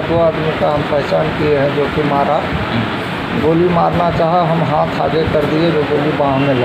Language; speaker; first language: Hindi; native; Hindi